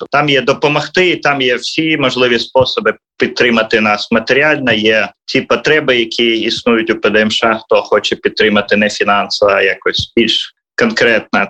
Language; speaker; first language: Ukrainian; native; Ukrainian